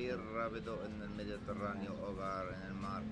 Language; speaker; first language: Spanish; non-native, learner; Arabic